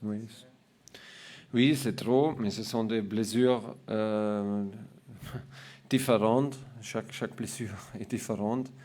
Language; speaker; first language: French; non-native, learner; German